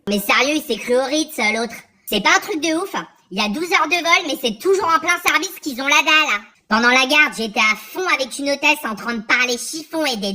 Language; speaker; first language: French; native; French